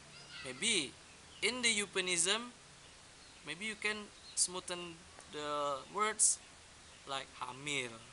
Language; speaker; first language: English; non-native, learner; Indonesian